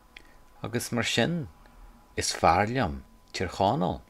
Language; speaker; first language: Irish; non-native, local second language; English